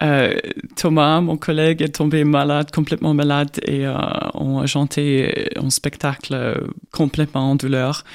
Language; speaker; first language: French; non-native, fluent; Estonian